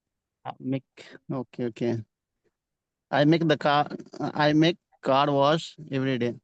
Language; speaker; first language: English; non-native, learner; Hindi